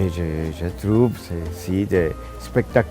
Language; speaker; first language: French; non-native, fluent; Spanish